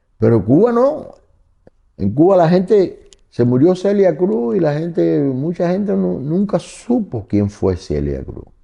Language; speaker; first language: Spanish; native; Spanish